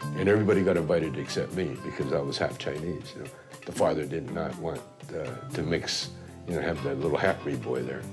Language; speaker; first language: English; native; English